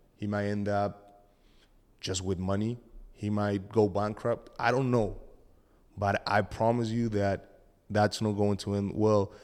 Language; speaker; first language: English; non-native, fluent; Spanish